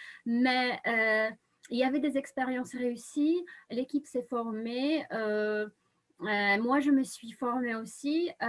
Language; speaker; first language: French; non-native, fluent; Polish